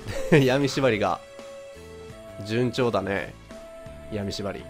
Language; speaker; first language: Japanese; native; Japanese